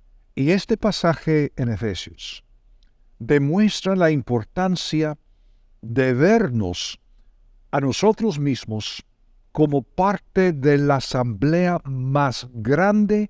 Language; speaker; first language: Spanish; non-native, fluent; English